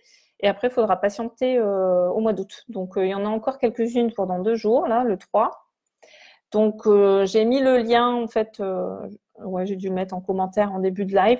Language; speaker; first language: French; native; French